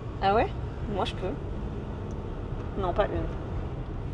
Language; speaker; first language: French; native; French